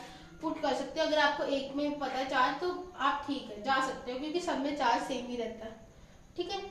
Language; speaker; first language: Hindi; native; Hindi